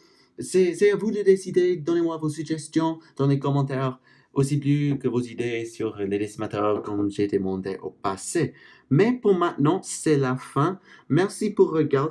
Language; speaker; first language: French; non-native, fluent; English